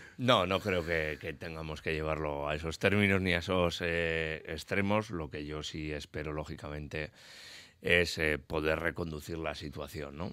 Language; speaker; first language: Spanish; native; Spanish